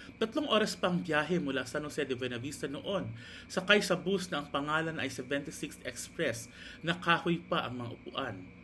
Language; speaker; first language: Filipino; non-native, local second language; Hiligaynon